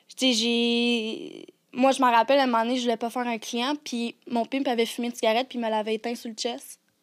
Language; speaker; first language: French; native; French